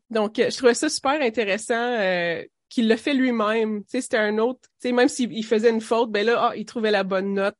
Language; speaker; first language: French; native; French